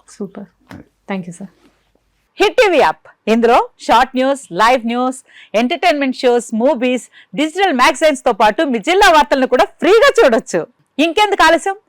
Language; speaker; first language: Telugu; native; Telugu